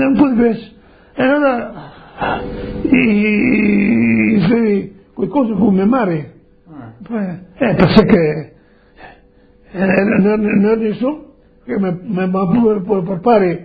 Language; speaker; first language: Italian; non-native, local second language; Friulian